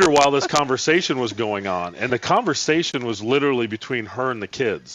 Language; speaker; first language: English; native; English